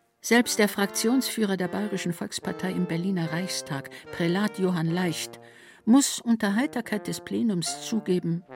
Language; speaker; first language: German; native; German